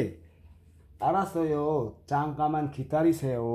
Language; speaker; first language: Korean; non-native, fluent; Indonesian